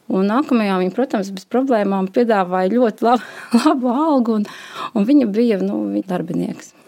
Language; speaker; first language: Latvian; native; Latvian